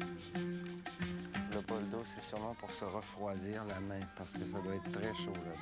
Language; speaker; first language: French; native; French